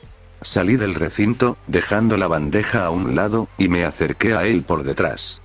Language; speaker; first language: Spanish; native; Spanish